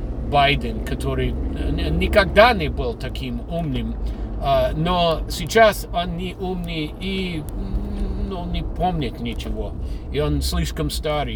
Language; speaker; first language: Russian; non-native, fluent; English